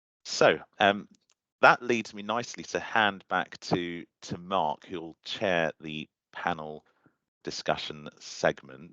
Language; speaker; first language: English; native; English